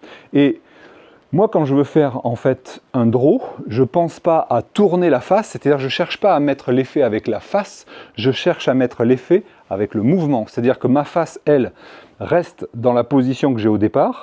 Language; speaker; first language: French; native; French